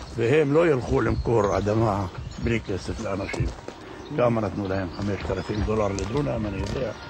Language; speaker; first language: Hebrew; non-native, local second language; Arabic